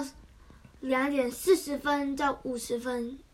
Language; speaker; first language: Chinese; early bilingual, heritage; Chinese